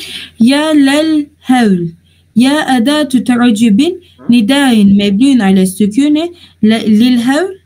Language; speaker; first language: Arabic; non-native, fluent; Turkish